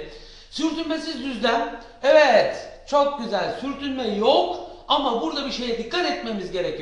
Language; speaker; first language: Turkish; native; Turkish